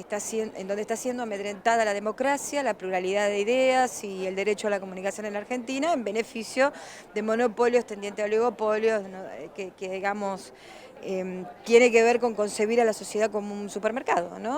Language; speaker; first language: Spanish; native; Spanish